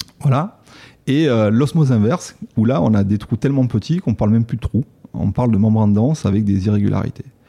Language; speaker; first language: French; native; French